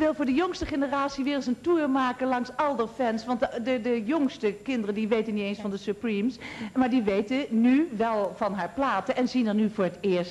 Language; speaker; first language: Dutch; native; Dutch